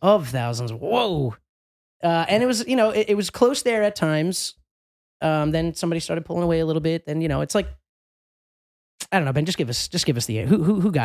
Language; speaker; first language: English; native; English